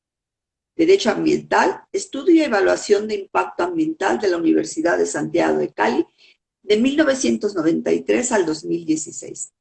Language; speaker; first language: Spanish; native; Spanish